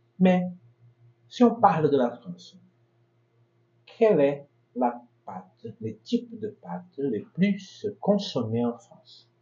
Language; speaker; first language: French; non-native, fluent; Portuguese